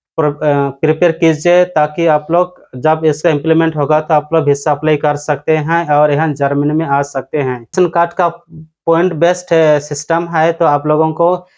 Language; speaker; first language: Hindi; non-native, local second language; Odia